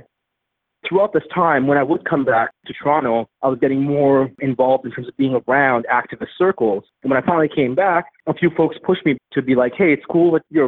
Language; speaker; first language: English; native; English